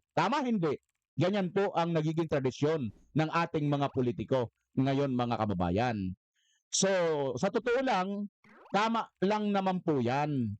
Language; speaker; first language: Filipino; non-native, local second language; Waray